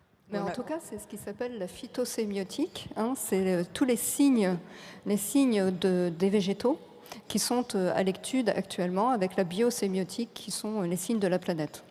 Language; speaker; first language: French; native; French